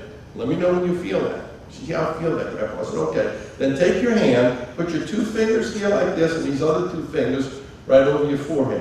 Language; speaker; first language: English; native; English